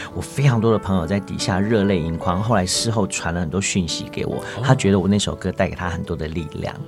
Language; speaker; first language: Chinese; non-native, local second language; Hakka Chinese